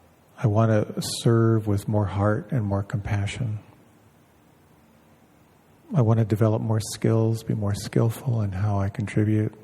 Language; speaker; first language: English; native; English